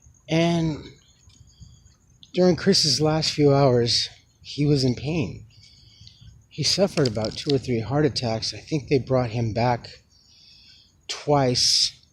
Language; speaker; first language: English; native; English